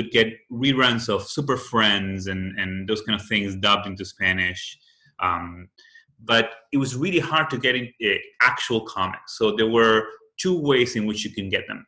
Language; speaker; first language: English; non-native, fluent; Spanish